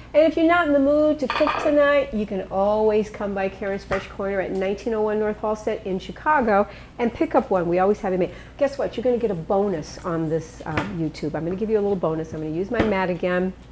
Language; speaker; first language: English; native; English